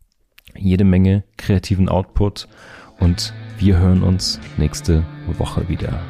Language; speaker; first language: German; native; German